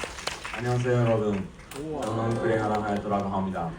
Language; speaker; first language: Korean; non-native, learner; Japanese